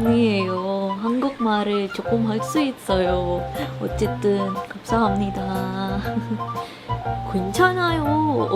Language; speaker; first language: Korean; non-native, learner; Filipino